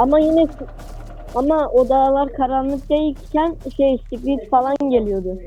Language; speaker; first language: Turkish; native; Turkish